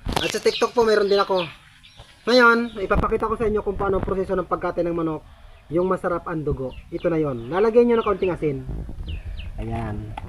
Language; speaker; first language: Filipino; non-native, local second language; Bikol